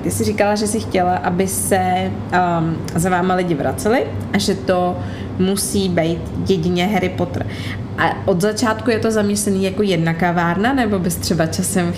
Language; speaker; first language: Czech; native; Czech